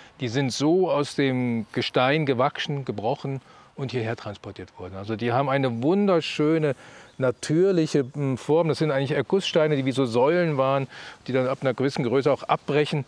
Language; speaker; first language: German; native; German